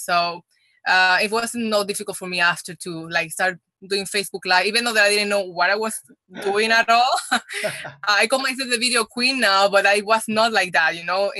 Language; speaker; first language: English; non-native, fluent; Spanish